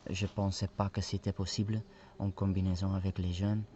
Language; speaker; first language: French; non-native, fluent; Spanish